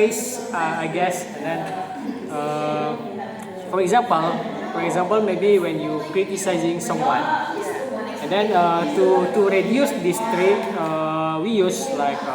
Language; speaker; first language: English; non-native, learner; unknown